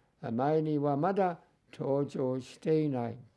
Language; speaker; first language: Japanese; non-native, fluent; English